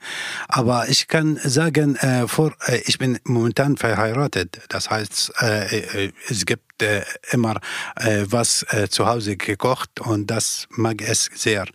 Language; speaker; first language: German; non-native, learner; Persian